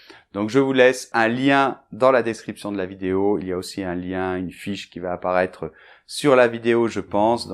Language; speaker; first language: French; native; French